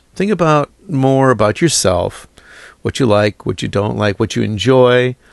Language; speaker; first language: English; native; English